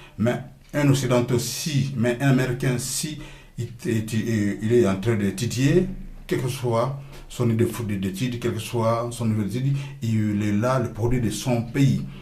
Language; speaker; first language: French; non-native, local second language; Lingala